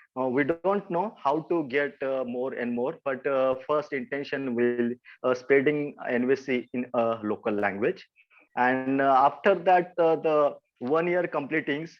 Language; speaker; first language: English; non-native, local second language; Marathi